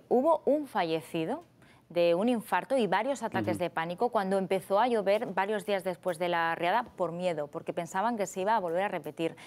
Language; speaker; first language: Spanish; native; Spanish